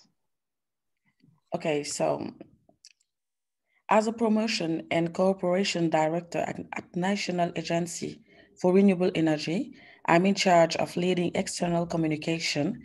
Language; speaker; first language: English; non-native, learner; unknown